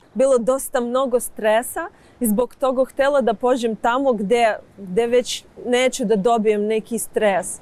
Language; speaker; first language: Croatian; non-native, learner; Ukrainian